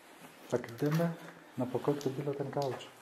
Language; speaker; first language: Czech; non-native, learner; Greek